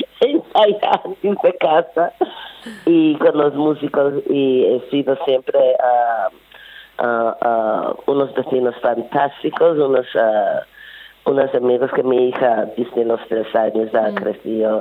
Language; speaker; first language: Spanish; non-native, fluent; English